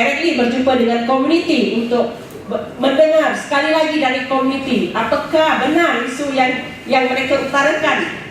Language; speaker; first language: Malay; native; Malay